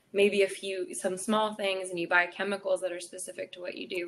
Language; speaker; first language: English; native; English